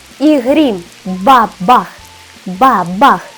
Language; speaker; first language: Ukrainian; native; Ukrainian